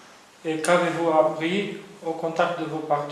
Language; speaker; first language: French; non-native, fluent; Romanian